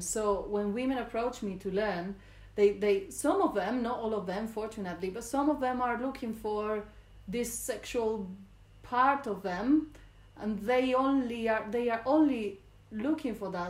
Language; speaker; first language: English; non-native, fluent; Spanish